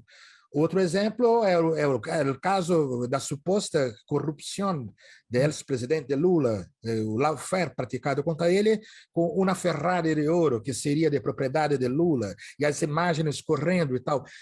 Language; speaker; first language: Portuguese; native; Portuguese